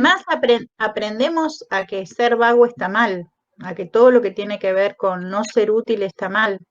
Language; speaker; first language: Spanish; native; Spanish